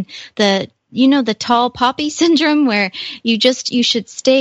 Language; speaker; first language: English; native; English